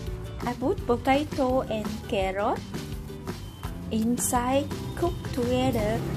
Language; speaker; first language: English; non-native, learner; Vietnamese